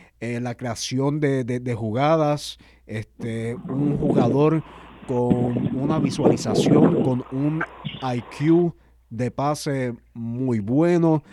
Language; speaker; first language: Spanish; native; Spanish